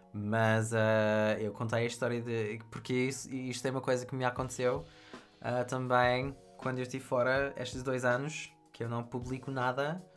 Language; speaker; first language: Portuguese; non-native, fluent; English